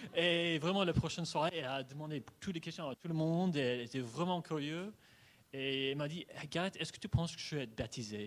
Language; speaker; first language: French; non-native, fluent; English